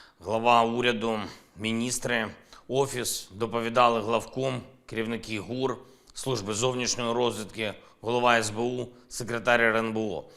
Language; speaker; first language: Ukrainian; non-native, local second language; Russian